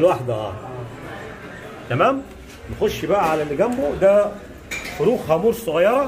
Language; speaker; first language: Arabic; native; Arabic